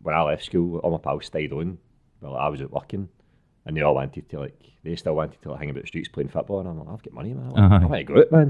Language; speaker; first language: English; non-native, local second language; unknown